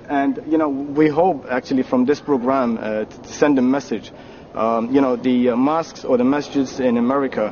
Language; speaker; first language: English; non-native, fluent; Arabic